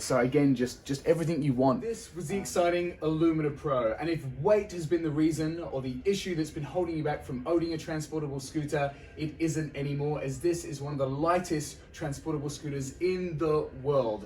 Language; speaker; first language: English; native; English